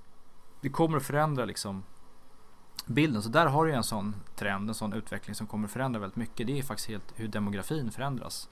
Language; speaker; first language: Swedish; native; Swedish